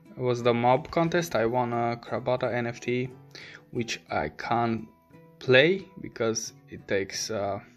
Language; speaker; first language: English; non-native, fluent; Romanian